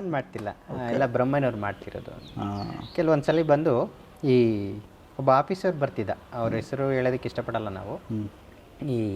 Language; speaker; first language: Kannada; native; Kannada